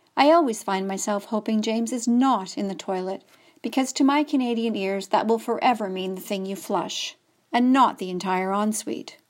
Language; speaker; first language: English; native; English